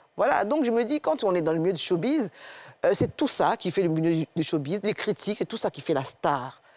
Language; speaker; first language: French; native; French